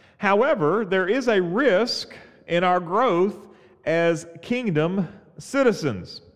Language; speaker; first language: English; native; English